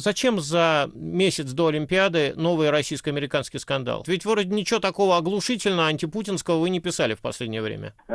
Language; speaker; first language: Russian; native; Russian